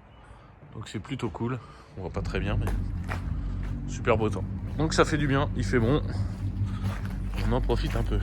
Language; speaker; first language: French; native; French